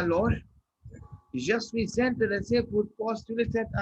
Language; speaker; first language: French; non-native, fluent; Hindi